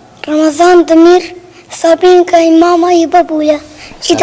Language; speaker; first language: Russian; non-native, local second language; Tajik